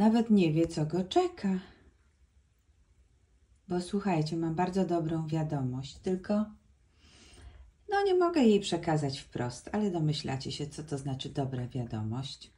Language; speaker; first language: Polish; native; Polish